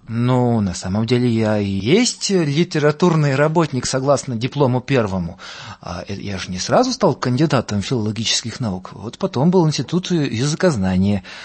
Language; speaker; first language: Russian; non-native, local second language; Latvian